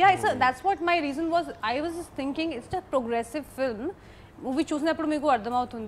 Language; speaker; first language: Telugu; non-native, local second language; Hindi